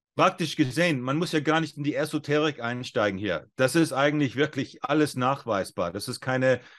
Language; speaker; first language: German; non-native, fluent; English